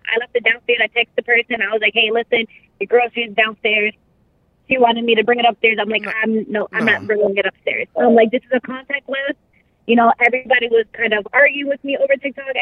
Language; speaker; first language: English; native; English